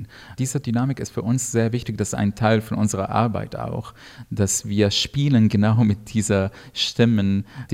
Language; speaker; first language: German; non-native, fluent; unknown